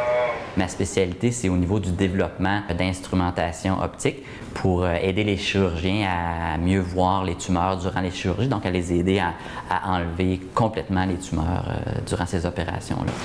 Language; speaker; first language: French; native; French